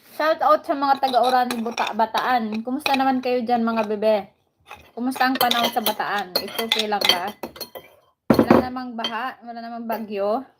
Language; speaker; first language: Filipino; native; Filipino